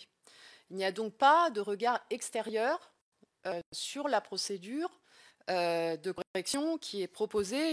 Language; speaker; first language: French; native; French